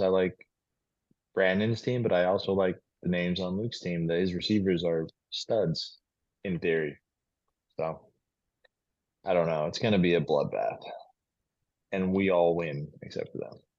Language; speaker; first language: English; native; English